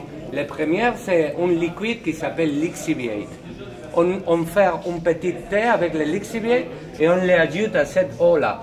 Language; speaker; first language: French; non-native, learner; Spanish